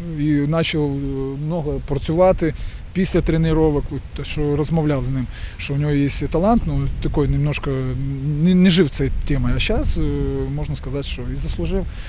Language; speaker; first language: Ukrainian; non-native, local second language; Russian